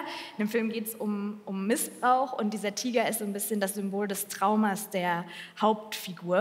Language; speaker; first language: German; native; German